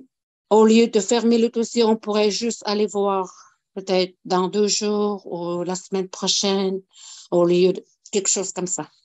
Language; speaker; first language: French; non-native, local second language; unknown